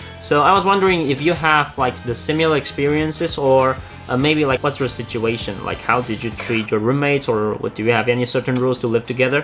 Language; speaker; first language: English; non-native, fluent; Chinese